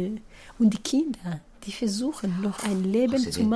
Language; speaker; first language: German; non-native, fluent; Kinyarwanda